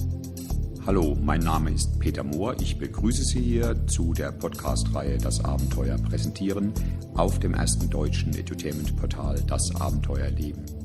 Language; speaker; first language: German; native; German